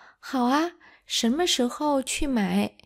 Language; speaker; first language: Chinese; non-native, fluent; Vietnamese